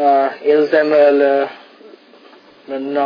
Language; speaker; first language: French; non-native, learner; English